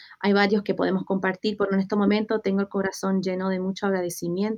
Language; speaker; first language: Spanish; early bilingual, heritage; Spanish